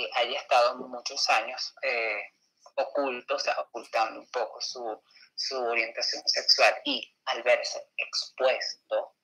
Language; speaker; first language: Spanish; native; Spanish